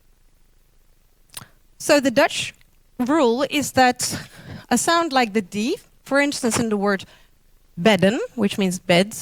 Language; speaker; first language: English; non-native, fluent; Dutch